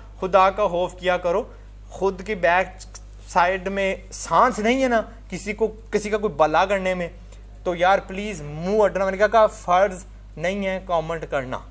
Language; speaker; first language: Urdu; non-native, fluent; English